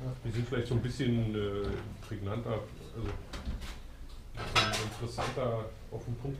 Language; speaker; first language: German; native; German